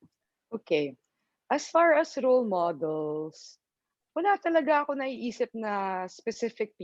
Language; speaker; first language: Filipino; native; Filipino